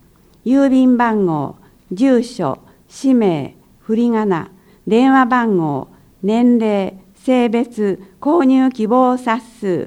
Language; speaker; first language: Japanese; native; Japanese